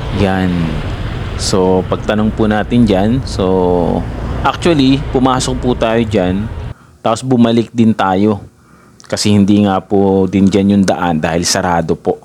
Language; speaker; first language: Filipino; native; Filipino